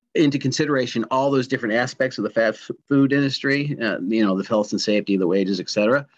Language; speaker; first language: English; native; English